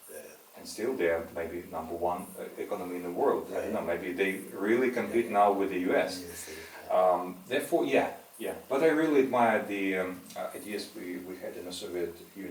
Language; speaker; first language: English; non-native, fluent; Russian